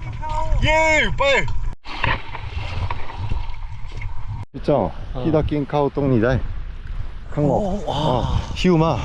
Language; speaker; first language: Thai; non-native, learner; Korean